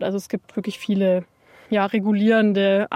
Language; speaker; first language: German; native; German